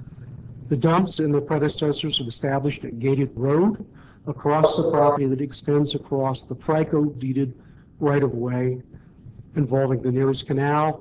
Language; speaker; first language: English; native; English